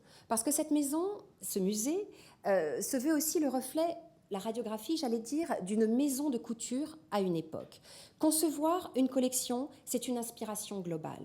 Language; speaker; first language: French; native; French